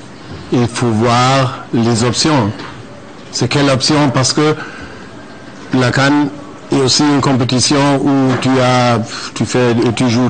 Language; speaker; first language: French; non-native, fluent; German